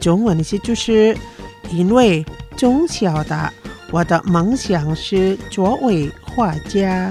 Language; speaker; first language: Chinese; non-native, fluent; Indonesian